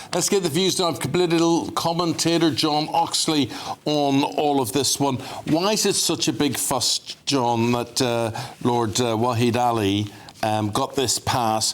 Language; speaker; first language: English; native; English